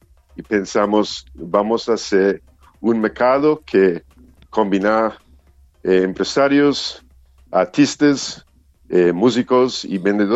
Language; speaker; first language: Spanish; non-native, learner; English